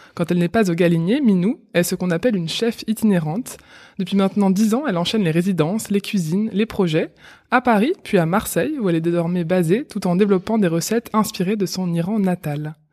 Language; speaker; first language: French; native; French